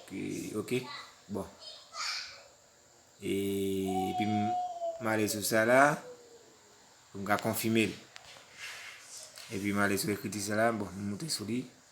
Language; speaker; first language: French; non-native, learner; Haitian Creole